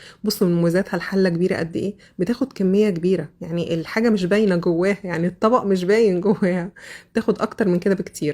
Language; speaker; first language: Arabic; native; Arabic